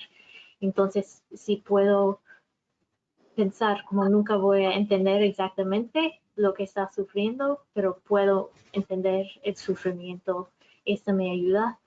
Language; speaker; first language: Spanish; non-native, fluent; English